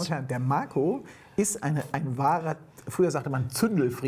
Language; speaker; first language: German; native; German